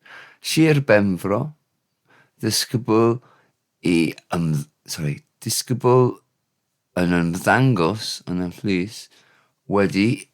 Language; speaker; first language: Welsh; non-native, learner; English